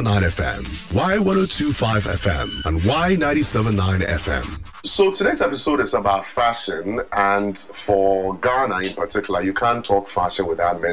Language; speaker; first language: English; non-native, local second language; Akan